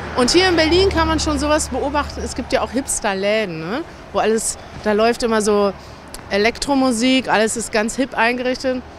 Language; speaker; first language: German; native; German